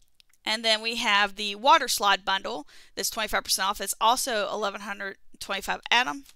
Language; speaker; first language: English; native; English